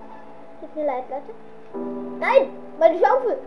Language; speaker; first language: German; native; German